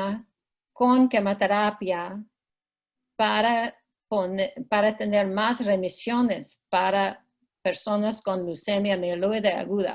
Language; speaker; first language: Spanish; non-native, fluent; English